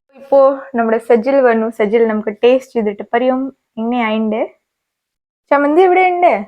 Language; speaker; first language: Malayalam; non-native, learner; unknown